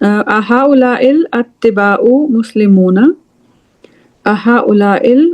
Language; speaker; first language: Arabic; non-native, fluent; English